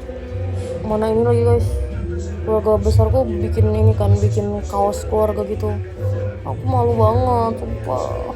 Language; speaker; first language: Indonesian; native; Indonesian